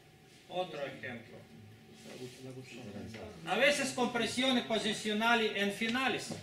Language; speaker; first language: Spanish; non-native, fluent; Russian